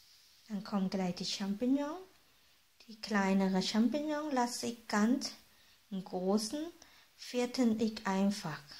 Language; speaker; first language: German; non-native, fluent; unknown